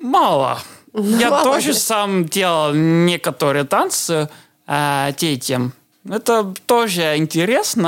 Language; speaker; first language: Russian; non-native, learner; Estonian